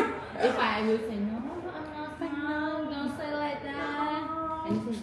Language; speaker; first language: English; non-native, learner; Vietnamese